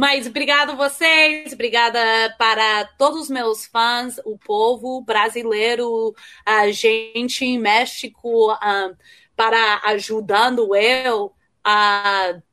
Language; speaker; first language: Portuguese; early bilingual, heritage; Portuguese